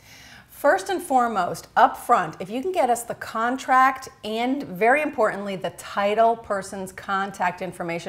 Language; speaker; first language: English; native; English